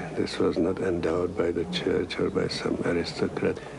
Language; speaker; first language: English; non-native, fluent; Czech